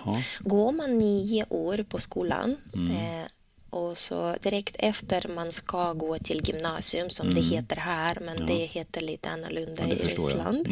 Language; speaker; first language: Swedish; non-native, learner; Russian